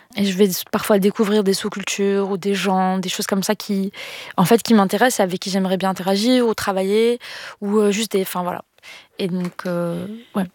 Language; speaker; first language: French; non-native, local second language; Arabic